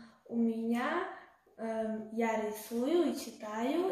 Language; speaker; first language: Russian; early bilingual, heritage; Russian